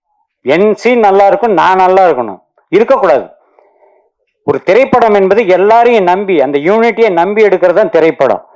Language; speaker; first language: Tamil; native; Tamil